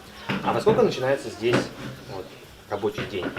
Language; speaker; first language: Russian; native; Russian